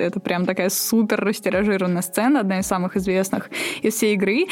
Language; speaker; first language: Russian; native; Russian